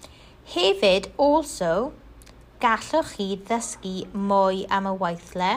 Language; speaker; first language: Welsh; non-native, local second language; English